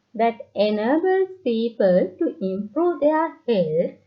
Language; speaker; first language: English; non-native, local second language; Sinhala